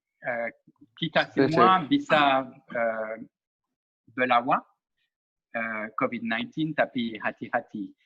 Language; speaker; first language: Indonesian; non-native, learner; French